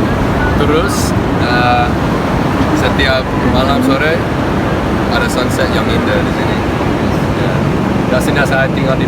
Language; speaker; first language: Indonesian; non-native, learner; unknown